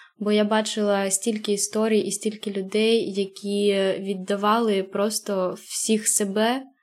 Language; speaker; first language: Ukrainian; native; Ukrainian